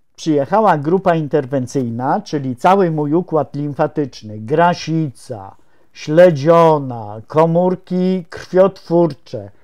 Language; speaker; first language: Polish; native; Polish